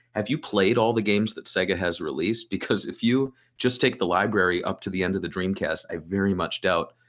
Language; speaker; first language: English; native; English